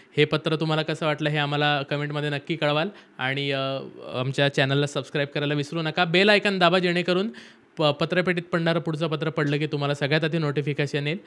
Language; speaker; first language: Marathi; native; Marathi